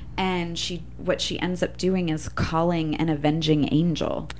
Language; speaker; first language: English; native; English